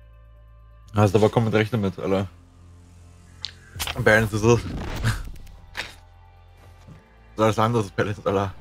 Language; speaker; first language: German; native; German